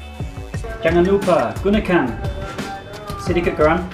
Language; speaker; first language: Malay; non-native, learner; English